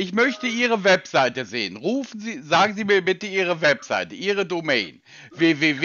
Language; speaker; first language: German; native; German